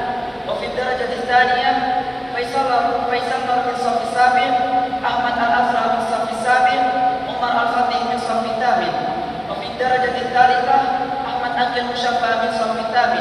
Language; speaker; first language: Arabic; non-native, learner; Indonesian